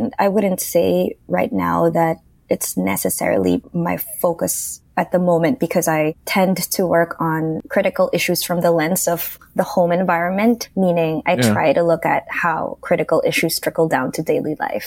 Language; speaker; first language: English; non-native, local second language; Filipino